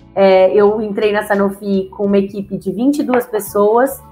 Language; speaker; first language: Portuguese; native; Portuguese